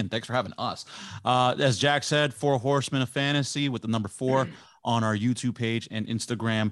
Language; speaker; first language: English; native; English